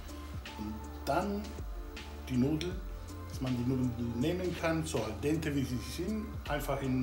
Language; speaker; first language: German; non-native, fluent; Italian